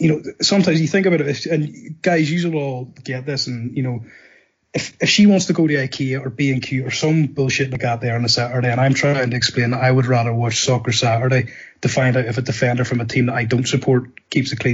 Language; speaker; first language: English; native; English